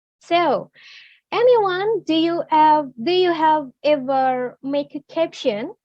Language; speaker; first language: English; non-native, learner; Indonesian